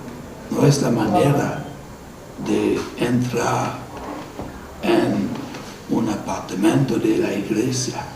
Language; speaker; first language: Spanish; non-native, fluent; Haitian Creole